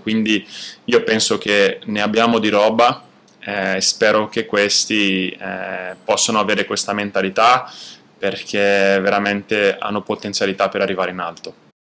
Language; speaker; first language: Italian; non-native, fluent; Portuguese